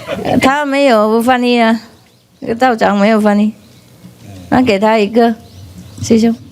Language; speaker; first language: Chinese; non-native, fluent; Vietnamese